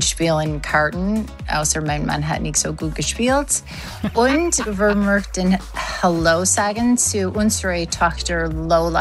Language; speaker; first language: German; non-native, learner; English